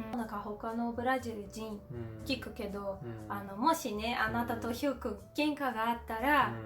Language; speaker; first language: Japanese; non-native, learner; Portuguese